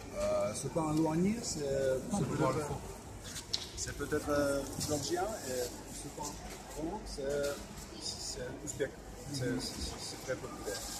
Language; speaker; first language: French; non-native, fluent; Russian